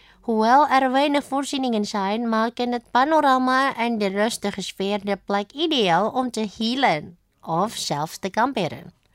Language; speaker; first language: Dutch; non-native, fluent; Indonesian